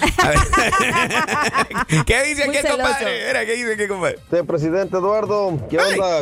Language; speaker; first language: Spanish; native; Spanish